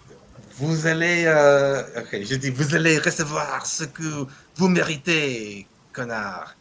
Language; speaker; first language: French; non-native, learner; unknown